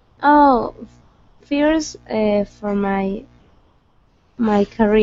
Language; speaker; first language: English; non-native, learner; Spanish